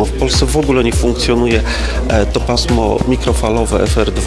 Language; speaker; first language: Polish; native; Polish